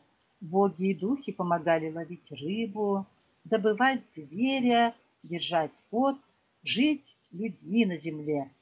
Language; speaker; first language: Russian; non-native, local second language; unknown